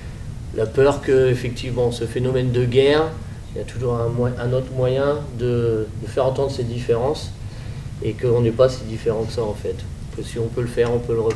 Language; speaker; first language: French; native; French